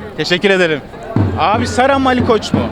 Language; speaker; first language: Turkish; native; Turkish